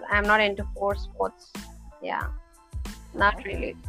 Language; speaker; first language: English; non-native, local second language; Telugu